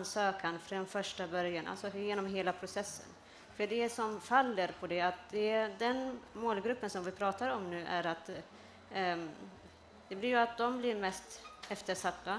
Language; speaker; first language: Swedish; early bilingual, other home language; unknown